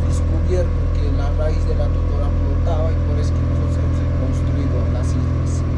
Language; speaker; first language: Spanish; non-native, local second language; Aymara